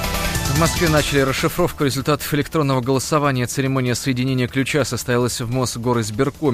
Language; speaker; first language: Russian; native; Russian